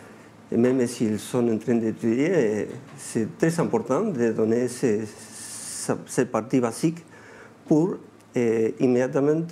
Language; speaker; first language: French; non-native, fluent; Spanish